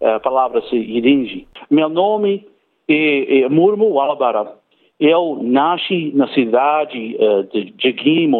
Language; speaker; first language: Portuguese; non-native, learner; English